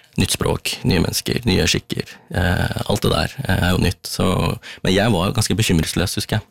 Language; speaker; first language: Norwegian; early bilingual, other home language; Tamil